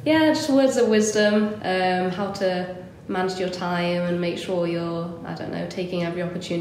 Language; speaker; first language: English; native; English